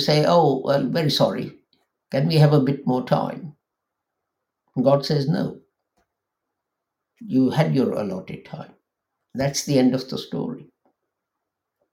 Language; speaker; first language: English; non-native, local second language; Urdu